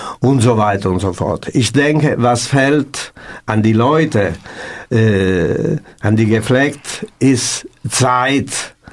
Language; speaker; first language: German; non-native, learner; Italian